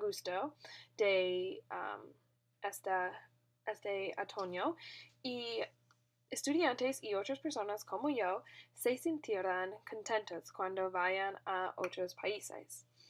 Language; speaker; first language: Spanish; non-native, learner; English